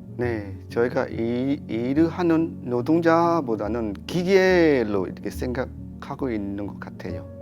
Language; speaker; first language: Korean; non-native, fluent; Burmese